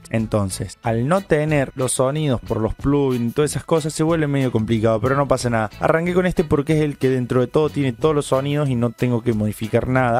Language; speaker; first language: Spanish; native; Spanish